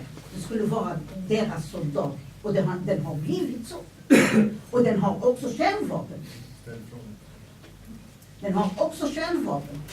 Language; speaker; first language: Swedish; non-native, fluent; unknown